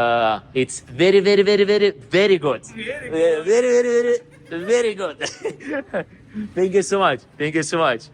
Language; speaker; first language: English; non-native, learner; Lithuanian